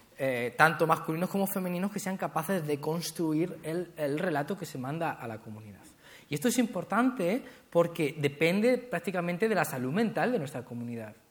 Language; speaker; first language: Spanish; native; Spanish